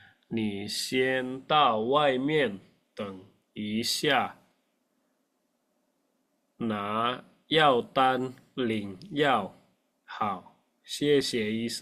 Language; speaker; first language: Chinese; non-native, fluent; Indonesian